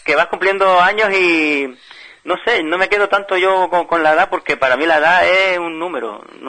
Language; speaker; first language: Spanish; native; Spanish